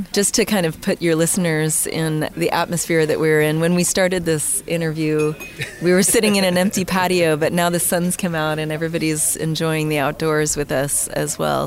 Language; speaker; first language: English; native; English